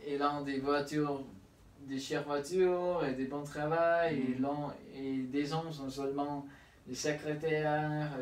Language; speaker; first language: French; non-native, learner; Spanish